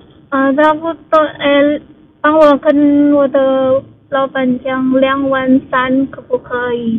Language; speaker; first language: Chinese; non-native, learner; Indonesian